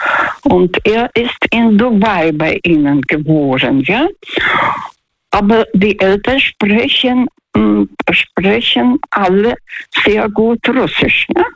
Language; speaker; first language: German; non-native, fluent; Russian